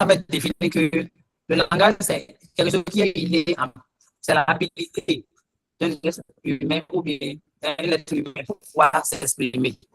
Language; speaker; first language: French; non-native, learner; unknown